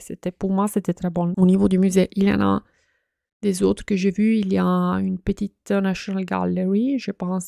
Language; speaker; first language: French; non-native, fluent; Italian